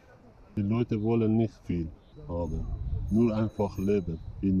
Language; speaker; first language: German; non-native, learner; Persian